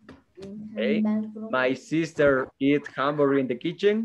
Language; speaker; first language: English; non-native, learner; Spanish